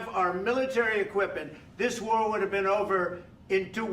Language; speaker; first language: English; native; English